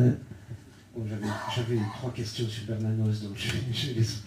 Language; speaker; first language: French; native; French